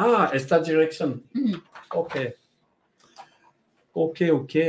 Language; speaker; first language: Spanish; non-native, learner; French